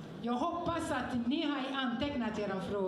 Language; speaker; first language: Swedish; non-native, fluent; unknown